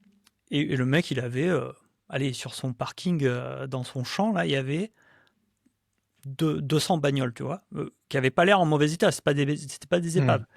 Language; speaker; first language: French; native; French